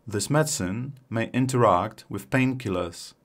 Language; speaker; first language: English; non-native, fluent; Polish